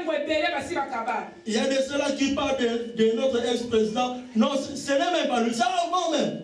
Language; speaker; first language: French; non-native, local second language; Lingala